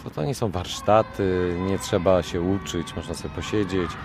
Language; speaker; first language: Polish; native; Polish